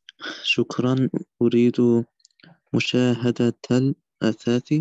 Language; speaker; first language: Arabic; non-native, learner; German